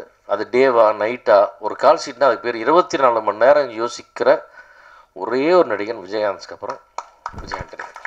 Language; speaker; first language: Tamil; native; Tamil